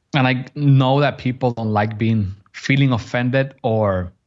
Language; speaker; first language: English; non-native, fluent; Spanish